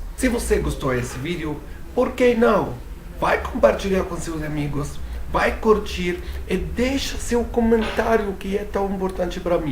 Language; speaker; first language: Portuguese; non-native, fluent; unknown